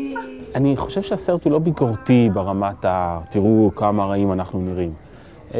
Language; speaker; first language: Hebrew; native; Hebrew